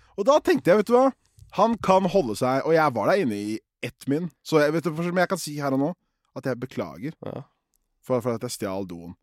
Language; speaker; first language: Norwegian; early bilingual, other home language; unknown